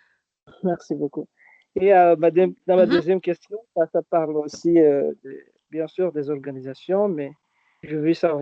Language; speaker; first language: French; non-native, local second language; Arabic